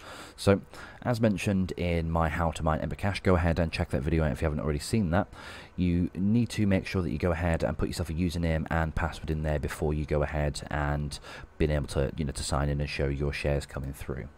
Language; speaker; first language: English; native; English